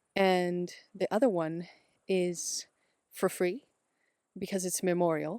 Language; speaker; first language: English; non-native, fluent; Dutch